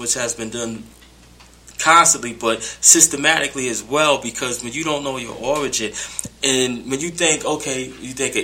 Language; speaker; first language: English; native; English